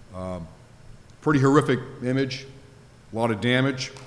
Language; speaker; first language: English; native; English